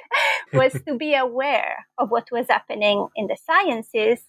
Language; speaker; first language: English; non-native, fluent; Italian